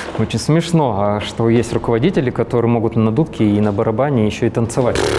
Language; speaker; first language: Russian; native; Russian